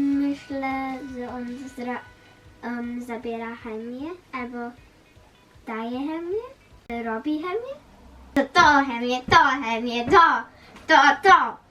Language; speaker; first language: Polish; early bilingual, heritage; Polish